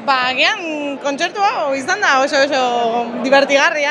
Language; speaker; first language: Basque; non-native, learner; Spanish